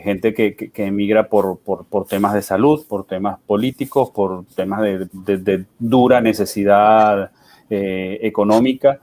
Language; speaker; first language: Spanish; native; Spanish